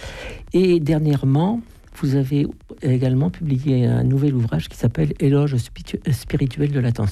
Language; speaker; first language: French; native; French